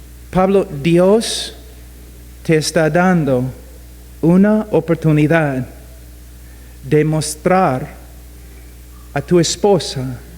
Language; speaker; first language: Spanish; non-native, fluent; English